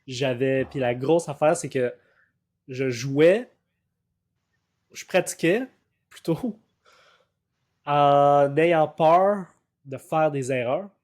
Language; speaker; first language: French; native; French